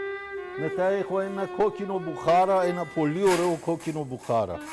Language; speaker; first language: Greek; non-native, fluent; Persian